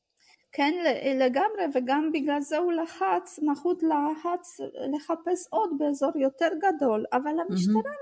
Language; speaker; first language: Hebrew; non-native, fluent; Russian